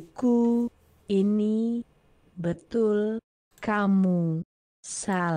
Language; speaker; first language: Indonesian; non-native, learner; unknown